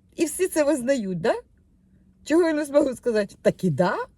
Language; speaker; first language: Ukrainian; non-native, local second language; Russian